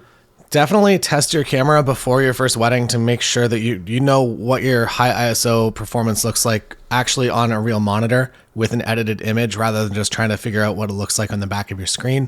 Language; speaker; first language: English; native; English